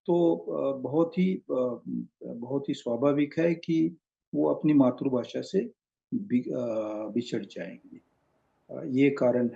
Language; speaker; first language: Hindi; non-native, local second language; Marathi